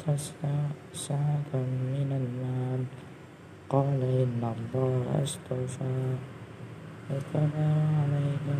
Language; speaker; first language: Arabic; non-native, learner; Indonesian